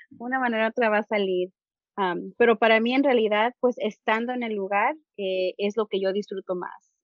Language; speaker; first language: Spanish; early bilingual, heritage; Spanish